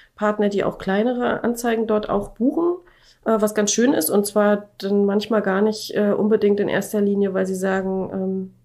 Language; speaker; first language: German; native; German